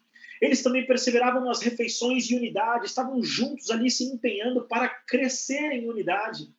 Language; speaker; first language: Portuguese; native; Portuguese